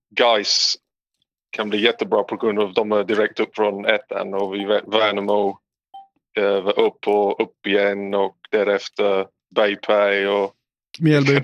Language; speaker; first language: Swedish; non-native, learner; English